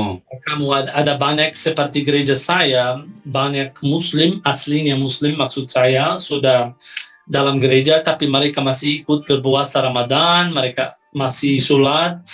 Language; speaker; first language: Indonesian; non-native, fluent; Arabic